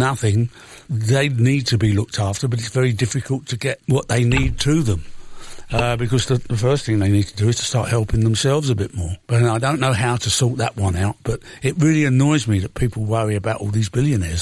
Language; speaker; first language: English; native; English